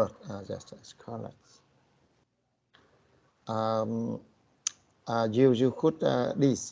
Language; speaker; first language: English; non-native, learner; Vietnamese